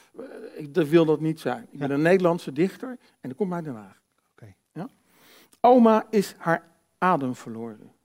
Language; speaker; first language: Dutch; native; Dutch